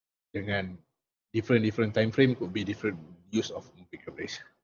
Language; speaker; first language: English; non-native, local second language; Malay